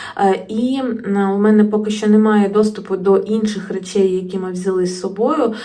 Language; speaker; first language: Ukrainian; non-native, local second language; Russian